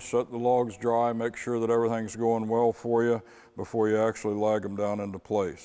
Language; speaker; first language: English; native; English